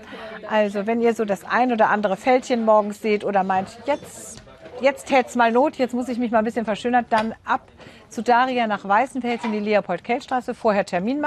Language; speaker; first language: German; native; German